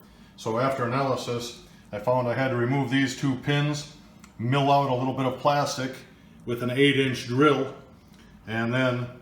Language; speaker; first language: English; native; English